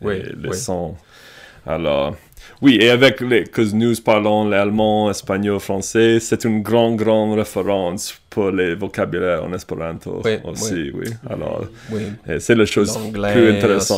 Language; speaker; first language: French; non-native, learner; English